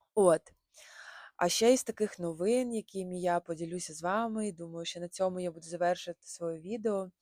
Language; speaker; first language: Ukrainian; non-native, local second language; Russian